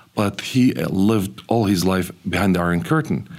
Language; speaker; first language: English; early bilingual, other home language; German